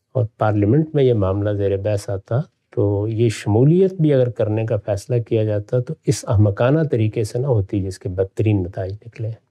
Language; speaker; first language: Urdu; non-native, local second language; Punjabi